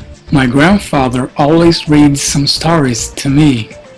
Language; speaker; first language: English; non-native, fluent; Portuguese